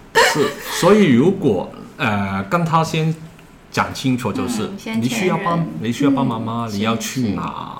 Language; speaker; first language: Chinese; non-native, learner; Cantonese